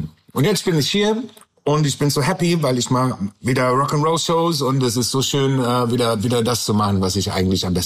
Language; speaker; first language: German; non-native, learner; English